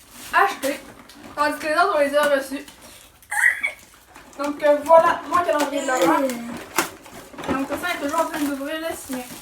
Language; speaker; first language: French; native; French